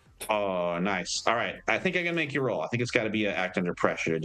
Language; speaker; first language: English; native; English